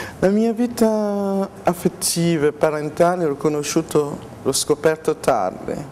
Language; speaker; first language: Italian; non-native, fluent; French